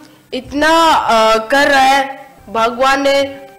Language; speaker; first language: Hindi; non-native, local second language; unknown